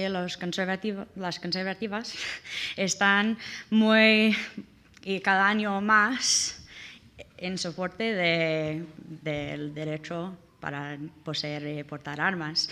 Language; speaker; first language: Spanish; non-native, learner; English